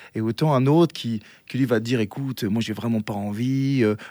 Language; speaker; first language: French; native; French